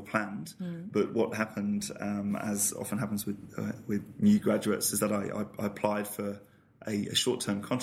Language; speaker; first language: English; native; English